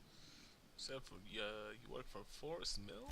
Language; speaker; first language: English; native; English